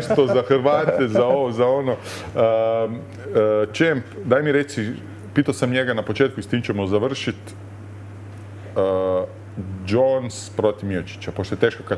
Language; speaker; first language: Croatian; native; Croatian